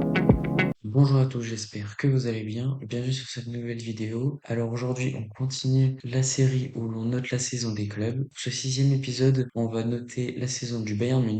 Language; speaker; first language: French; native; French